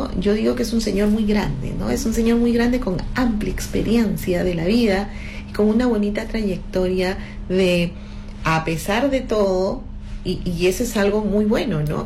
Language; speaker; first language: Spanish; native; Spanish